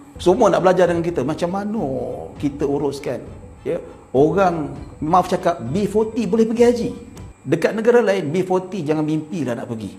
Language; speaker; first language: Malay; native; Malay